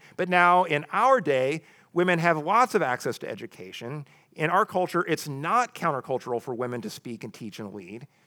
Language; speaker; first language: English; native; English